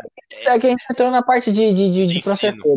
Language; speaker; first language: Portuguese; native; Portuguese